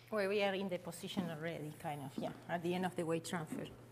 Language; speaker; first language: English; non-native, fluent; Spanish